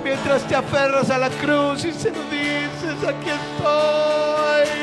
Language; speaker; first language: Spanish; native; Spanish